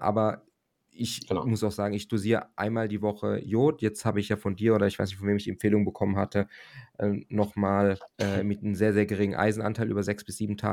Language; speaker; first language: German; native; German